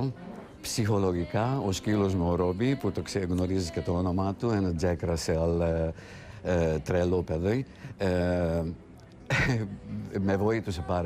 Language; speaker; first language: Greek; non-native, fluent; Hungarian